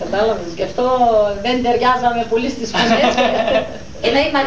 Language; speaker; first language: Greek; native; Greek